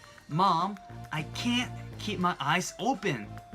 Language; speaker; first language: English; non-native, fluent; Korean